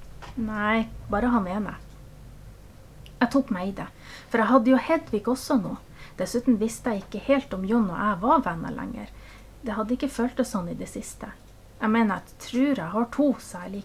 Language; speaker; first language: Norwegian; native; Norwegian